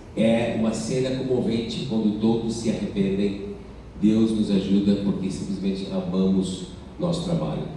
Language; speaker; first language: Portuguese; non-native, fluent; English